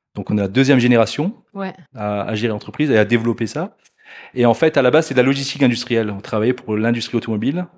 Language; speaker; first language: French; native; French